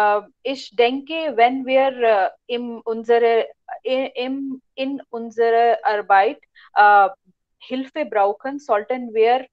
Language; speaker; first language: German; non-native, learner; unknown